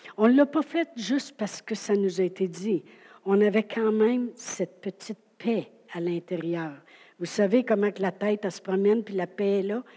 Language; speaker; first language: French; native; French